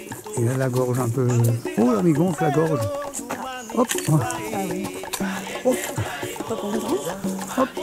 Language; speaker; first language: French; native; French